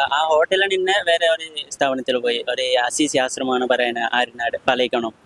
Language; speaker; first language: Malayalam; non-native, local second language; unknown